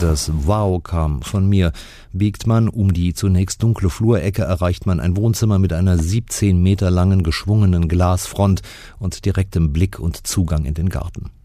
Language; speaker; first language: German; native; German